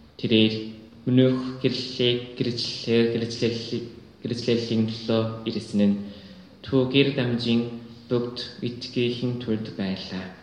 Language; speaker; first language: Mongolian; native; Mongolian